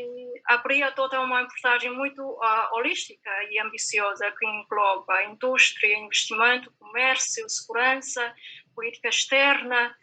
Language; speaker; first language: Portuguese; non-native, fluent; Chinese